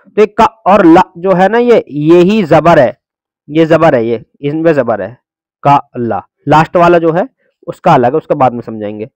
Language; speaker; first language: Hindi; native; Hindi